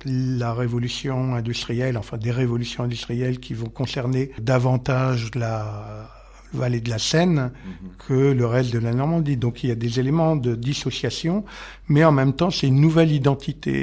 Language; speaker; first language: French; native; French